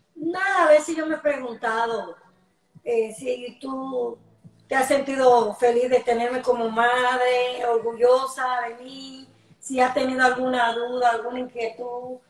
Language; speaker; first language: Spanish; native; Spanish